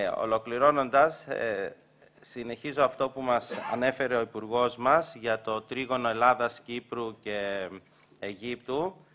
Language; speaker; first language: Greek; early bilingual, heritage; Greek